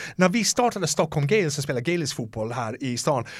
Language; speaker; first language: Swedish; non-native, fluent; English